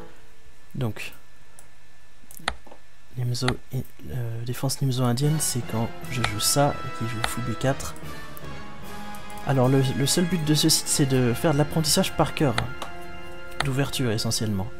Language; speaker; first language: French; native; French